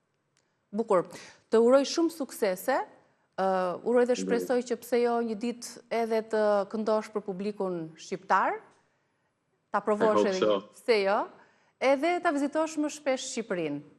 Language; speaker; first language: Albanian; native; Albanian